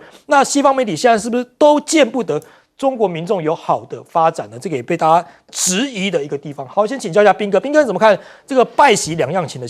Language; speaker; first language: Chinese; native; Chinese